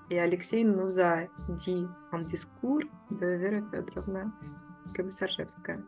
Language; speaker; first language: French; non-native, fluent; Russian